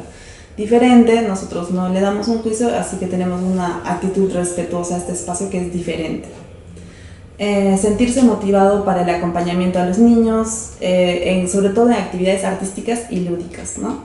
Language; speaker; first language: Spanish; native; Spanish